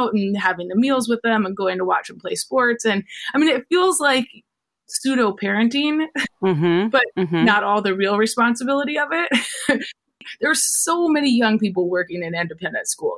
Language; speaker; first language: English; native; English